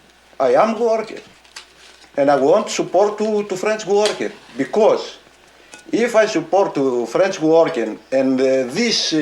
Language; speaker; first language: English; non-native, learner; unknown